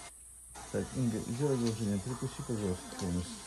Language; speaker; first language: Russian; native; Russian